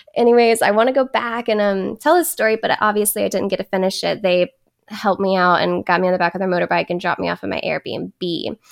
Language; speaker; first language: English; native; English